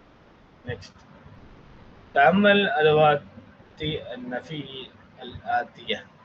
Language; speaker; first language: Arabic; non-native, fluent; Tamil